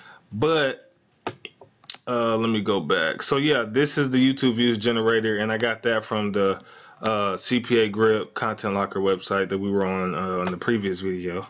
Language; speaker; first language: English; native; English